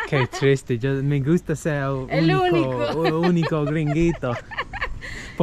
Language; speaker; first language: Spanish; non-native, learner; English